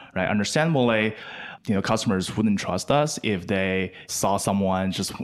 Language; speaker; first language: English; non-native, fluent; Chinese